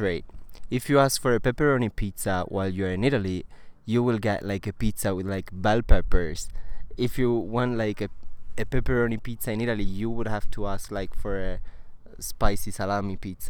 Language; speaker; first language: English; non-native, fluent; Italian